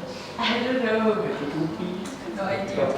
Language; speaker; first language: English; non-native, learner; Indonesian